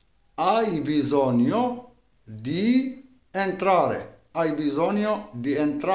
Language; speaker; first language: Italian; non-native, fluent; Arabic